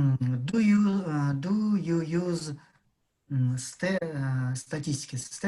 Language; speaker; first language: English; non-native, learner; Russian